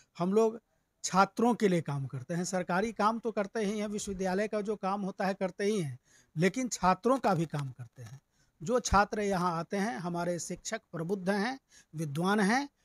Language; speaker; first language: Hindi; native; Hindi